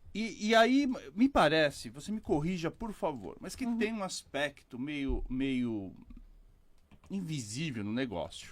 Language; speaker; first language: Portuguese; native; Portuguese